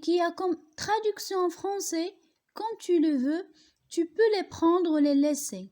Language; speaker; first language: French; non-native, local second language; Arabic